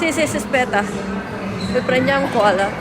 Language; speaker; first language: Italian; non-native, fluent; Filipino